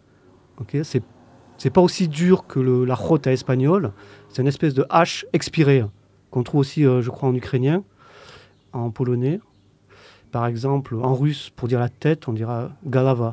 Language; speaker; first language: French; native; French